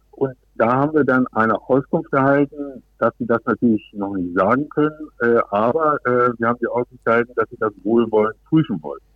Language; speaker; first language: German; native; German